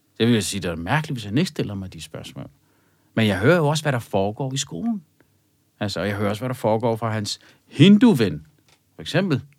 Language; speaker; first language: Danish; early bilingual, other home language; Arabic